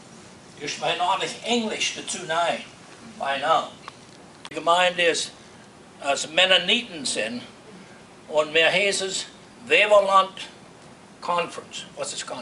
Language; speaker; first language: German; early bilingual, heritage; Pennsylvania German